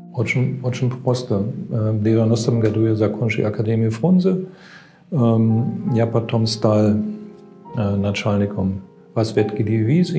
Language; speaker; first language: Russian; non-native, fluent; German